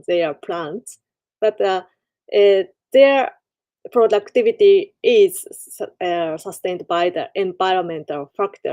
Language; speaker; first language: English; non-native, learner; Japanese